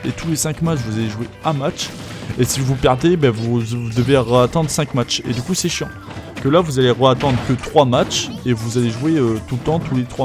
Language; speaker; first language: French; native; French